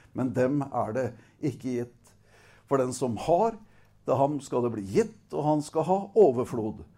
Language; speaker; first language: Norwegian; native; Norwegian